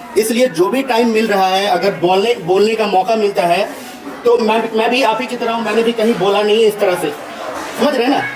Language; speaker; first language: Hindi; native; Hindi